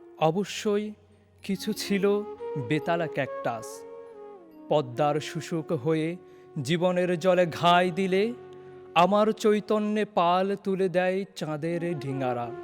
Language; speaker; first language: Bangla; native; Bangla